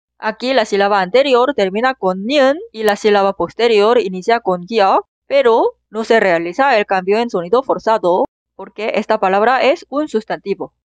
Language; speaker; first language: Spanish; non-native, fluent; Korean